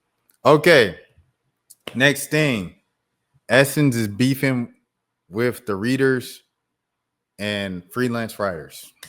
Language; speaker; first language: English; native; English